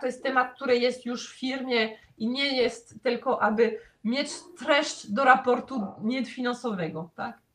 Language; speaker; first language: Polish; non-native, fluent; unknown